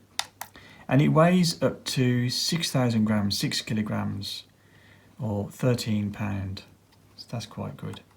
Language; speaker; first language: English; native; English